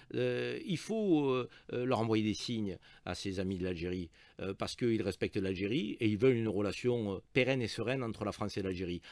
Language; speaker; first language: French; native; French